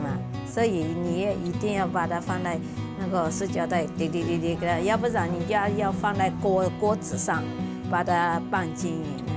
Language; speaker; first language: Chinese; early bilingual, heritage; Chinese